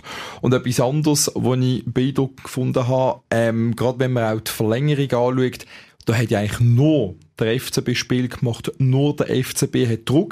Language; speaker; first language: German; native; German